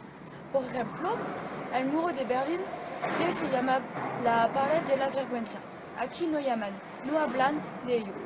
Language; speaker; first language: Spanish; non-native, learner; French